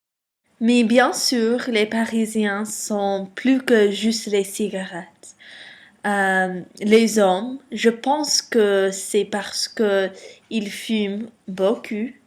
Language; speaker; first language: French; non-native, learner; English